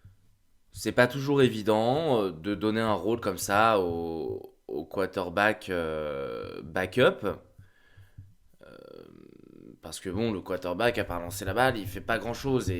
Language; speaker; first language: French; native; French